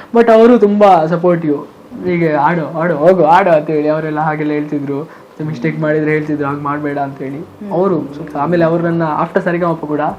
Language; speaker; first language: Kannada; native; Kannada